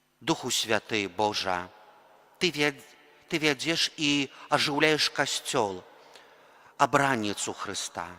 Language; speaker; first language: Belarusian; native; Belarusian